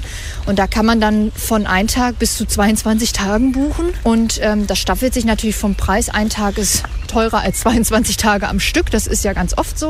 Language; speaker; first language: German; native; German